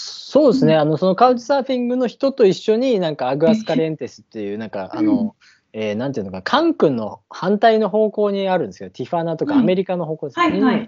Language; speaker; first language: Japanese; native; Japanese